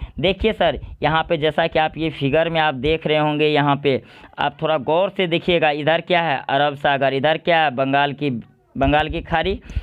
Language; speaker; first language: Hindi; native; Hindi